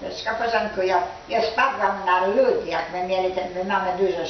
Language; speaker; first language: Polish; early bilingual, heritage; Polish